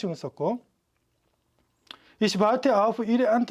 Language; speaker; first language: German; non-native, fluent; Korean